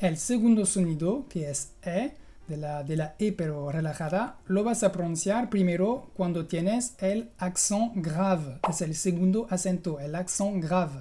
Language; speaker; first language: Spanish; non-native, fluent; French